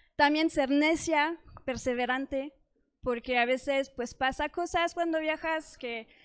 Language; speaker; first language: Spanish; non-native, fluent; French